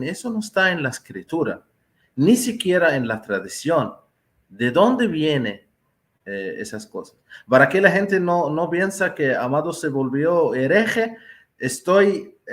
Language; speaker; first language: Spanish; non-native, fluent; Arabic